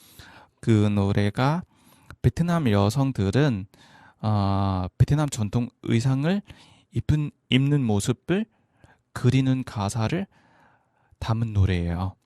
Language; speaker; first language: Korean; non-native, fluent; Vietnamese